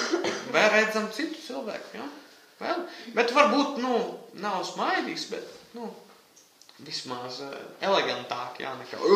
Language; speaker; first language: Latvian; non-native, fluent; Italian